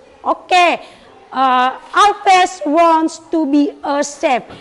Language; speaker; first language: English; non-native, learner; Indonesian